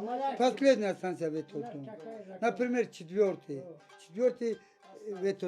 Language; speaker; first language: Russian; non-native, learner; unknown